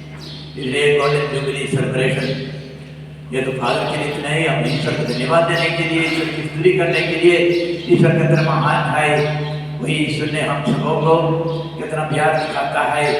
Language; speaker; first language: Hindi; non-native, local second language; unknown